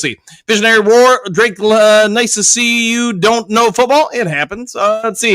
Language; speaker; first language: English; native; English